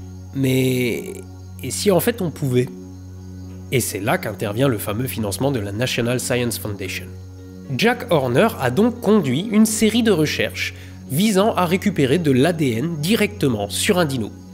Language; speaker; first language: French; native; French